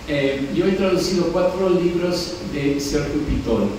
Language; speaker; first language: Spanish; non-native, fluent; English